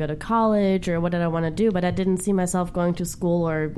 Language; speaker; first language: English; non-native, fluent; German